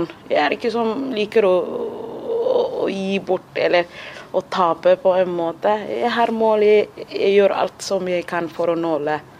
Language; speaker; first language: Norwegian; non-native, fluent; Somali